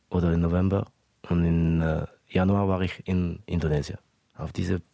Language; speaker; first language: German; early bilingual, other home language; Estonian